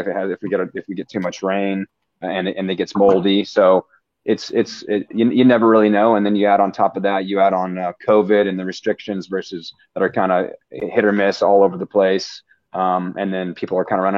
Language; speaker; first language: English; native; English